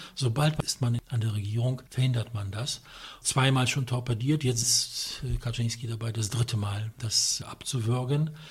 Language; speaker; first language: German; non-native, fluent; Polish